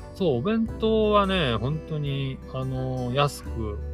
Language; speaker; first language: Japanese; native; Japanese